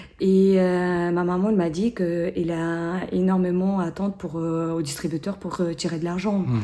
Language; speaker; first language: French; non-native, fluent; Ukrainian